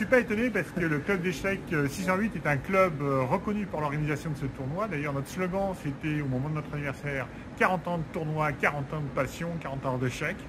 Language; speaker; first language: French; native; French